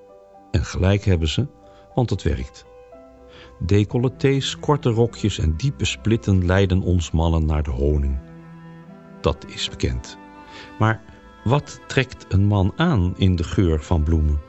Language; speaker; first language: Dutch; native; Dutch